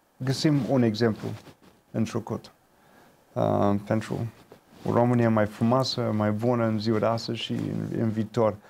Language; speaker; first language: Romanian; non-native, fluent; English